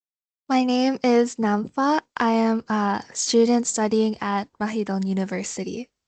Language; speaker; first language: English; non-native, fluent; Thai